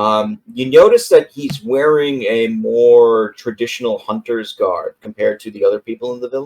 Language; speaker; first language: English; native; English